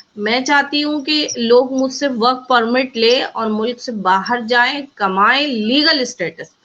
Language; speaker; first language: Urdu; native; Urdu